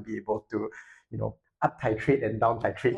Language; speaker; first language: English; native; English